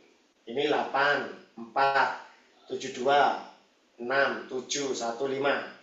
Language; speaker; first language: Indonesian; native; Indonesian